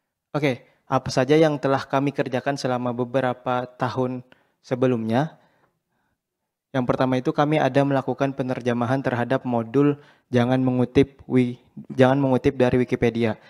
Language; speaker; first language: Indonesian; non-native, local second language; Banjar